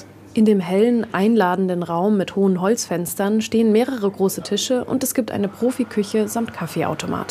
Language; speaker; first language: German; native; German